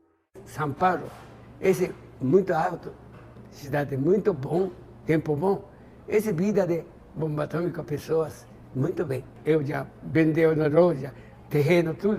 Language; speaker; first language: Portuguese; non-native, learner; Japanese